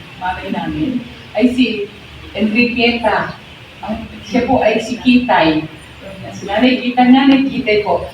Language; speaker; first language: Filipino; native; Filipino